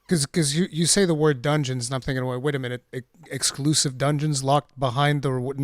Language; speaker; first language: English; native; English